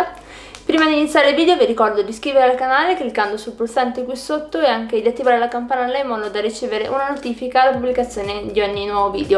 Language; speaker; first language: Italian; native; Italian